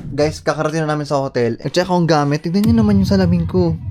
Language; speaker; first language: Filipino; native; Filipino